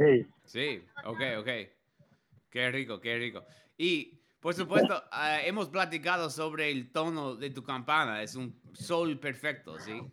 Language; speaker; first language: Spanish; non-native, learner; English